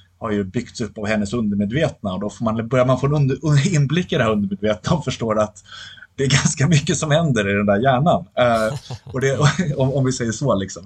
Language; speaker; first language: Swedish; native; Swedish